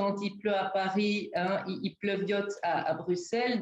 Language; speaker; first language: French; native; French